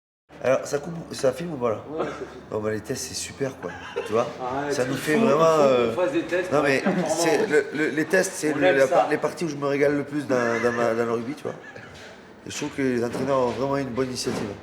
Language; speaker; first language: French; native; French